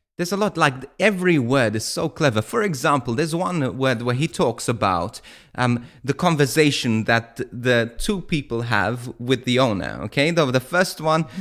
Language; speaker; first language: English; non-native, fluent; Maltese